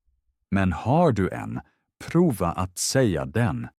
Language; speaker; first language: Swedish; non-native, fluent; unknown